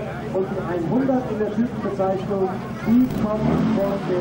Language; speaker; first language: German; native; German